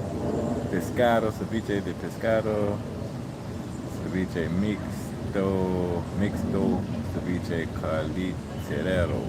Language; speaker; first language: Spanish; non-native, learner; English